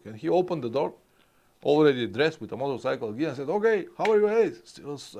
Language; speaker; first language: English; non-native, fluent; Bulgarian